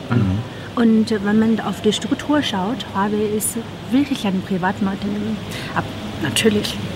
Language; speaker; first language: German; non-native, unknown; Chinese